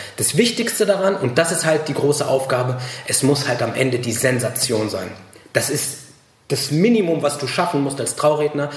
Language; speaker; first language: German; early bilingual, other home language; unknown